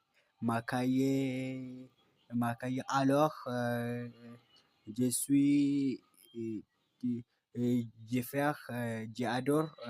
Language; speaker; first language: French; non-native, learner; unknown